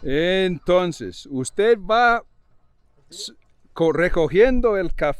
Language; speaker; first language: Spanish; non-native, fluent; English